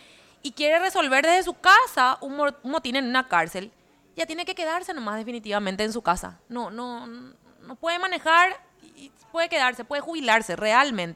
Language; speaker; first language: Spanish; native; Spanish